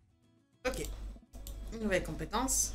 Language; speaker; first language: French; native; French